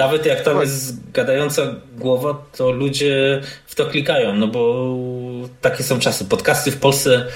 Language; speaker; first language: Polish; native; Polish